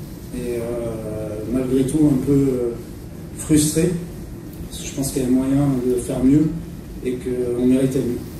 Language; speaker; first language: French; native; French